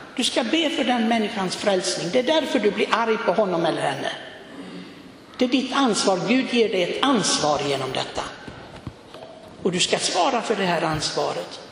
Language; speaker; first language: Swedish; non-native, fluent; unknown